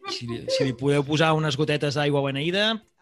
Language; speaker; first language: Catalan; native; Catalan